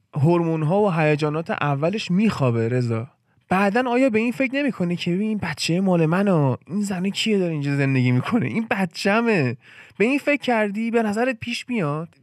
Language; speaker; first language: Persian; native; Persian